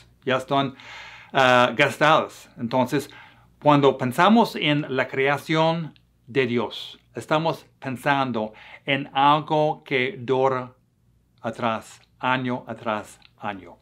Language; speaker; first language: Spanish; non-native, fluent; English